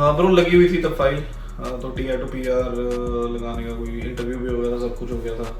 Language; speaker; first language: Hindi; non-native, local second language; Punjabi